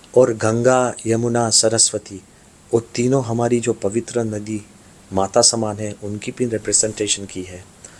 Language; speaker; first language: Hindi; non-native, fluent; Gujarati